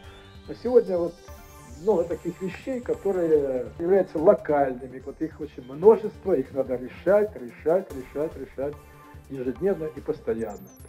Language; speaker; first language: Russian; native; Russian